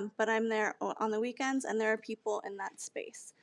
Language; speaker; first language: English; native; English